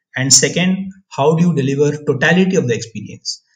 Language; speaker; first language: English; non-native, local second language; Odia